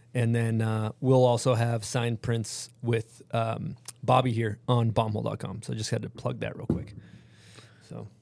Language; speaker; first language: English; native; English